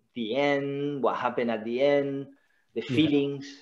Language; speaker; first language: English; non-native, fluent; Spanish